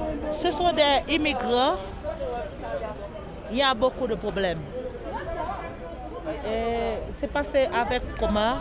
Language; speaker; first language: French; non-native, local second language; Haitian Creole